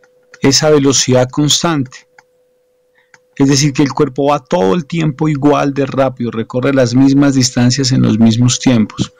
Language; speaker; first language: Spanish; native; Spanish